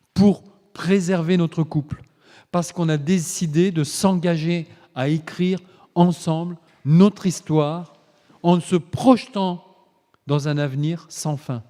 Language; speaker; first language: French; native; French